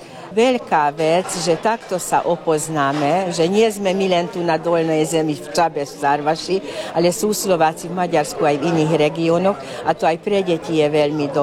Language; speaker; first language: Slovak; non-native, local second language; Hungarian